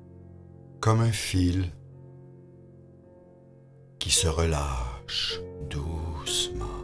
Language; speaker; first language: French; native; French